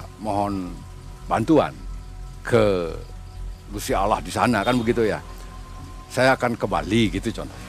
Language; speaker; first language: Indonesian; non-native, local second language; Balinese